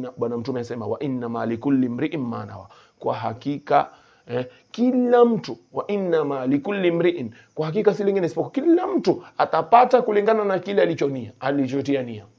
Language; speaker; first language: Swahili; native; Swahili